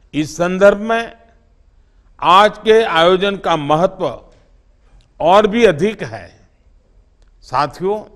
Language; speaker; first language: Hindi; non-native, local second language; Gujarati